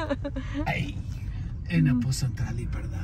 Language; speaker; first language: Portuguese; early bilingual, heritage; English